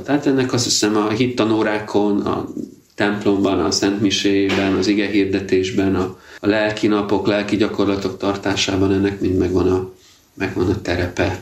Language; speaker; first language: Hungarian; native; Hungarian